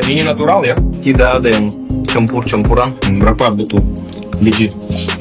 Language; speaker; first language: Indonesian; non-native, learner; Japanese